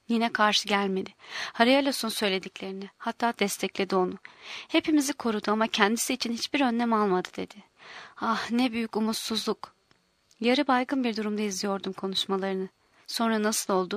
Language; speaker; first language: Turkish; native; Turkish